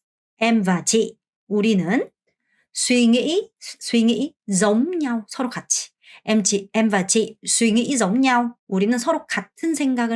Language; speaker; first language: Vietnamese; non-native, fluent; Korean